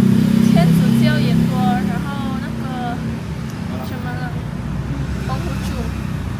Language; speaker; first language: Chinese; non-native, learner; Indonesian